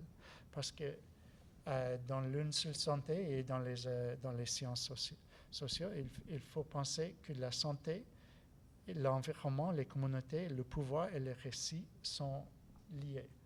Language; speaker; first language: French; non-native, learner; English